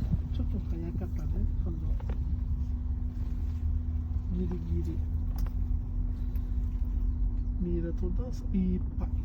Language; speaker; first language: Japanese; non-native, learner; Mongolian